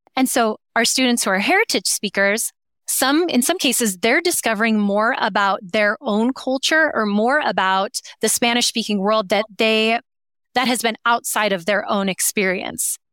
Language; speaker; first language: English; native; English